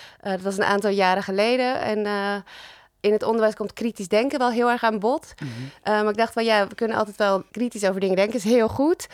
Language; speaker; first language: Dutch; native; Dutch